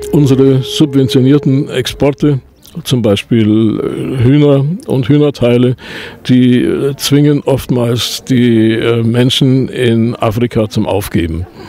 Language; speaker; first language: German; native; German